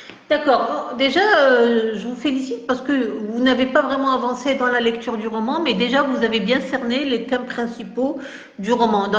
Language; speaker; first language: French; non-native, local second language; Kabyle